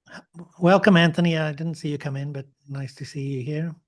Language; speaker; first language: English; native; English